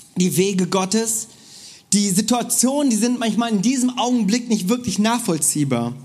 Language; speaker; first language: German; non-native, fluent; Korean